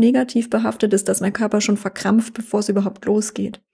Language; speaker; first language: German; native; German